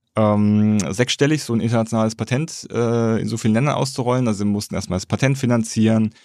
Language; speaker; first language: German; native; German